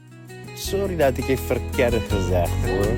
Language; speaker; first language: Dutch; non-native, learner; Amharic